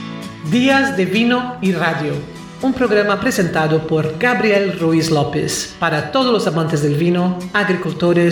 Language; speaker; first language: Spanish; native; Spanish